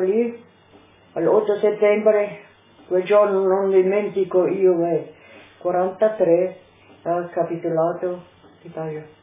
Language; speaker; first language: Italian; non-native, local second language; Slovenian